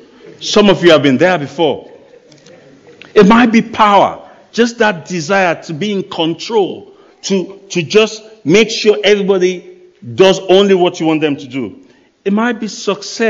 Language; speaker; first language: English; non-native, local second language; Yoruba